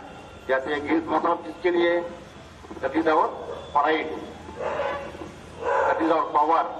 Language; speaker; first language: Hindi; non-native, local second language; Kannada